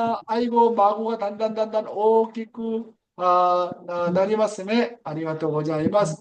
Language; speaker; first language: Korean; native; Korean